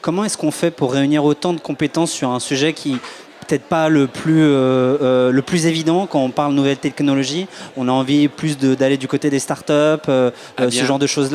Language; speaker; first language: French; native; French